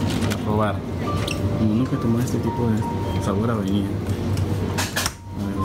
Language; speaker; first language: Spanish; native; Spanish